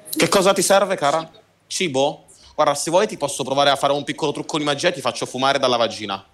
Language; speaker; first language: Italian; native; Italian